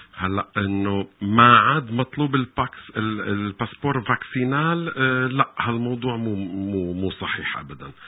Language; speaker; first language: Arabic; native; Arabic